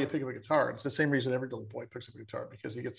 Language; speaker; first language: English; native; English